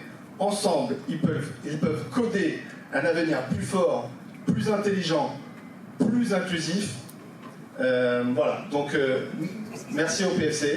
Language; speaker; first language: French; native; French